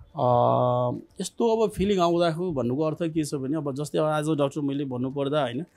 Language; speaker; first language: Nepali; non-native, local second language; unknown